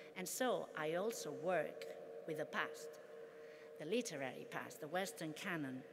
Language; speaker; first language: English; non-native, fluent; Catalan